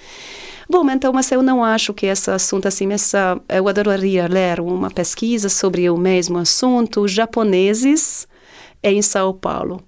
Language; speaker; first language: Portuguese; non-native, fluent; Hungarian